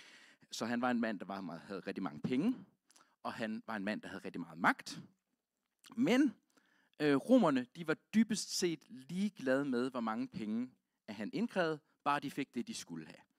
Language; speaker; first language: Danish; native; Danish